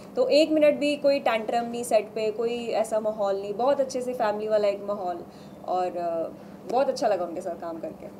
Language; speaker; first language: Hindi; non-native, local second language; Punjabi